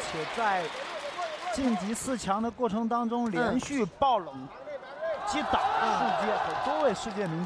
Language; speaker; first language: Chinese; native; Chinese